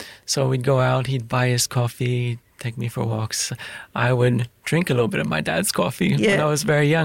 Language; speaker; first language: English; native; English